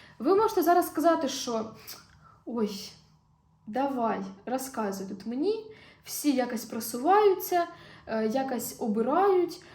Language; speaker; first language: Ukrainian; non-native, local second language; Russian